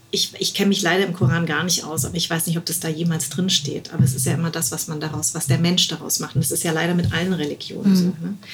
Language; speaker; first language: German; native; German